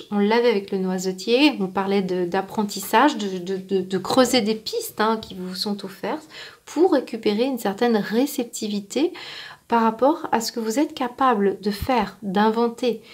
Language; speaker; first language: French; native; French